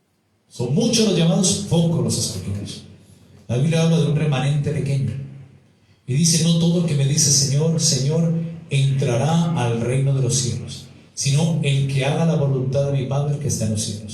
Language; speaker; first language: Spanish; native; Spanish